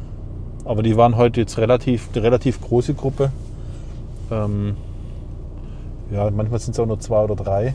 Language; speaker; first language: German; native; German